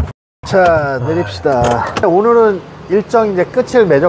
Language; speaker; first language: Korean; native; Korean